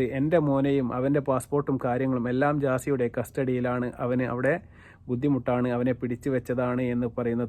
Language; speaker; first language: Malayalam; native; Malayalam